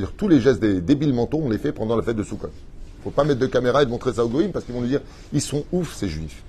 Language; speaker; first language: French; native; French